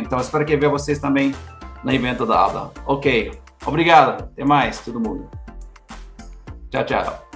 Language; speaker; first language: Portuguese; non-native, learner; English